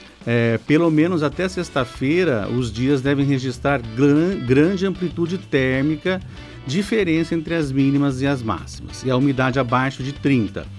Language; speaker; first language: Portuguese; native; Portuguese